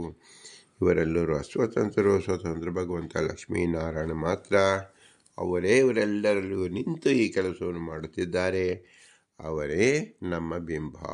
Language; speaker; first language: Kannada; native; Kannada